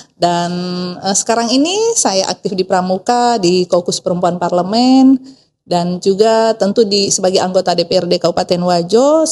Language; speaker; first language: Indonesian; native; Indonesian